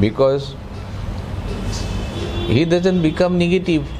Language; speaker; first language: English; non-native, local second language; Assamese